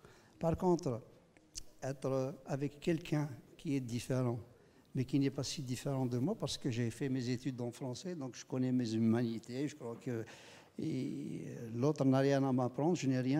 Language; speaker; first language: French; non-native, local second language; Kabyle